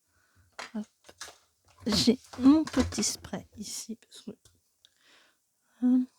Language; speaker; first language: French; native; French